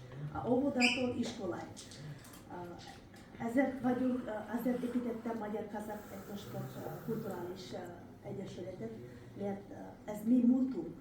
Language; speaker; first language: Hungarian; non-native, learner; Kazakh